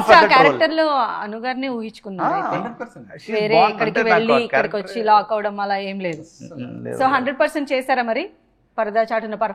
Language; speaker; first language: Telugu; native; Telugu